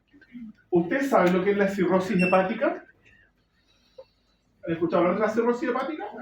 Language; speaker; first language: Spanish; native; Spanish